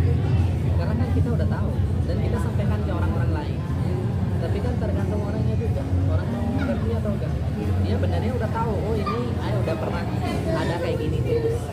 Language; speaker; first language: Indonesian; non-native, fluent; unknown